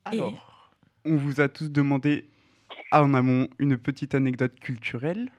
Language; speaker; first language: French; native; French